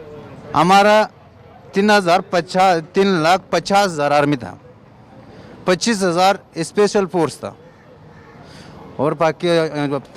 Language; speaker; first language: Hindi; non-native, learner; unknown